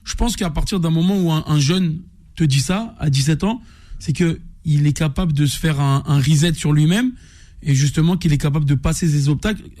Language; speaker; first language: French; native; French